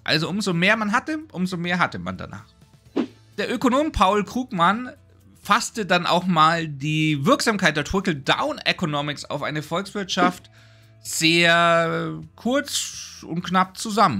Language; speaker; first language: German; native; German